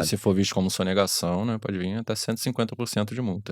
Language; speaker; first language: Portuguese; native; Portuguese